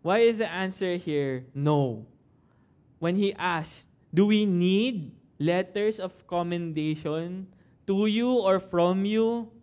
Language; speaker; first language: English; non-native, local second language; Filipino